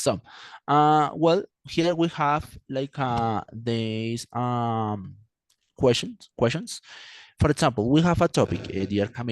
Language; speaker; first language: English; non-native, fluent; Spanish